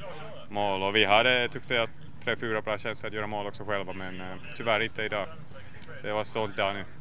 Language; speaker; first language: Swedish; non-native, local second language; Finnish